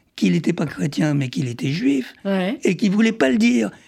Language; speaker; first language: French; early bilingual, other home language; Arabic